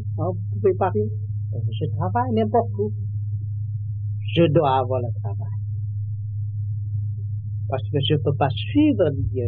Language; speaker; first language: French; non-native, learner; Vietnamese